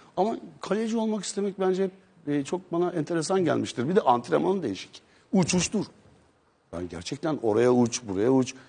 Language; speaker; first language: Turkish; native; Turkish